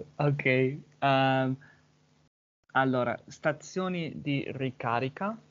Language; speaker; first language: Italian; non-native, learner; English